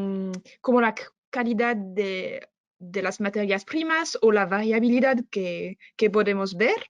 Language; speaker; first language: Spanish; non-native, fluent; French